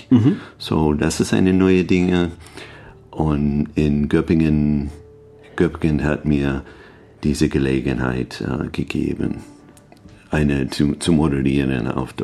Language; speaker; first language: German; non-native, learner; English